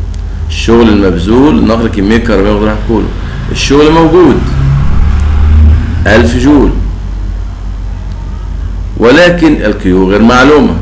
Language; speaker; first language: Arabic; native; Arabic